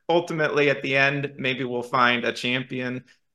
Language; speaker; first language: English; native; English